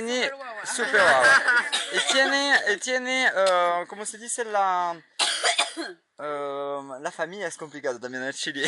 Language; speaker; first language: Spanish; non-native, learner; French